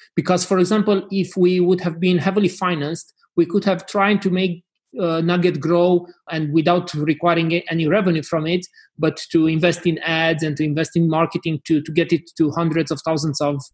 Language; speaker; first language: English; non-native, fluent; Romanian